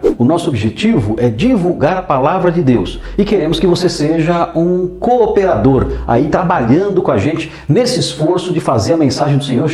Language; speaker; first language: Portuguese; native; Portuguese